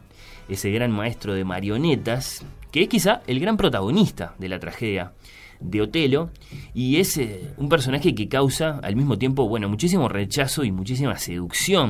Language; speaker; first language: Spanish; native; Spanish